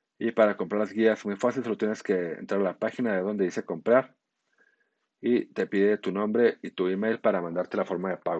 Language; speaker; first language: Spanish; native; Spanish